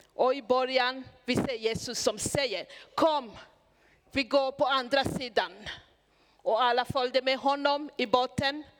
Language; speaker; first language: Swedish; non-native, fluent; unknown